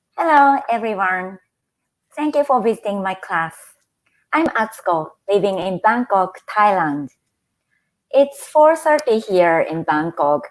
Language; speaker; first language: English; non-native, fluent; Japanese